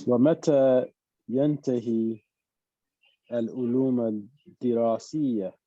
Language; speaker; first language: Arabic; non-native, learner; English